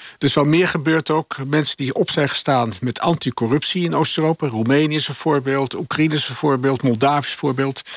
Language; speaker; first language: Dutch; native; Dutch